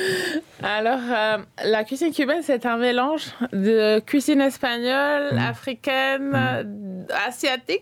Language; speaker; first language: French; non-native, fluent; Spanish